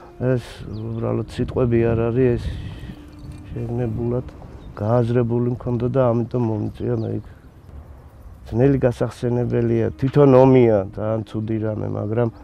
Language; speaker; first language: Georgian; native; Georgian